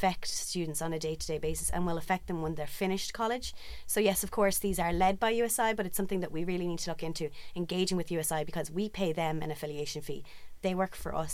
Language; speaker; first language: English; native; English